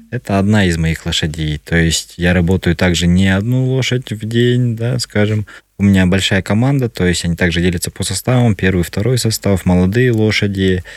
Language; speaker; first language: Russian; native; Russian